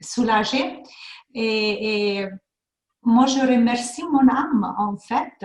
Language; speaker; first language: French; non-native, fluent; Hungarian